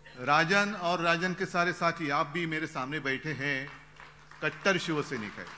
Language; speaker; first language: Hindi; non-native, local second language; Marathi